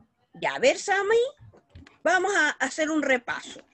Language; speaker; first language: Spanish; native; Spanish